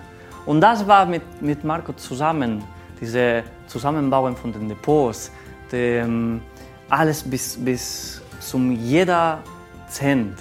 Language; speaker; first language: German; non-native, learner; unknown